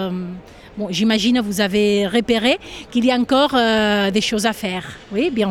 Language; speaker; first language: French; non-native, fluent; Catalan